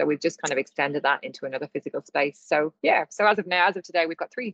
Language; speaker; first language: English; native; English